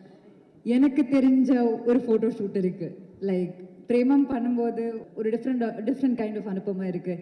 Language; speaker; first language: Tamil; non-native, local second language; Malayalam